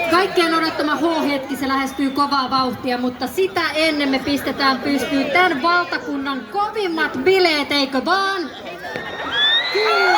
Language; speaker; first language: Finnish; native; Finnish